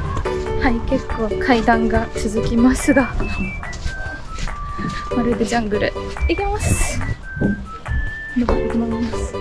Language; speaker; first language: Japanese; native; Japanese